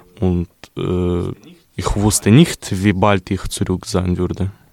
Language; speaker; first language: German; non-native, learner; Ukrainian